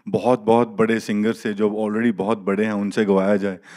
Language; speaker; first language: Hindi; native; Hindi